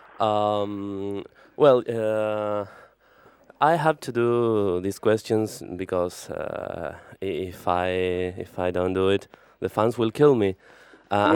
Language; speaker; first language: English; non-native, fluent; Spanish